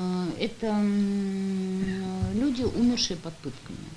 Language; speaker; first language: Russian; native; Russian